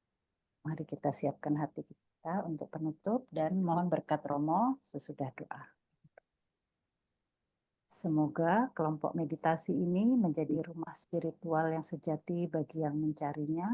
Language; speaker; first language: Indonesian; native; Indonesian